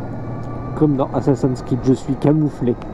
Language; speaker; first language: French; native; French